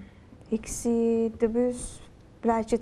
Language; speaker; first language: Dutch; non-native, learner; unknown